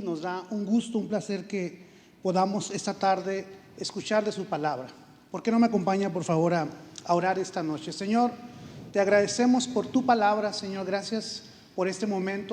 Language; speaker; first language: Spanish; native; Spanish